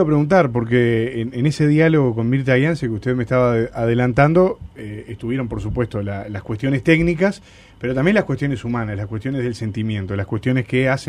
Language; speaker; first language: Spanish; native; Spanish